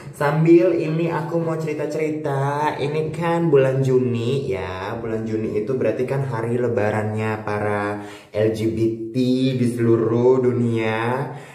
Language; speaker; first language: Indonesian; native; Indonesian